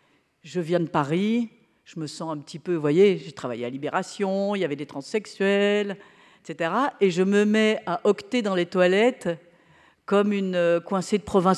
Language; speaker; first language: French; native; French